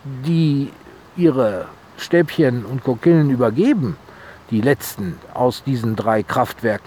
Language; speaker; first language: German; native; German